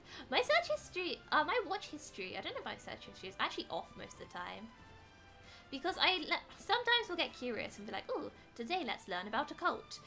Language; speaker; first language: English; native; English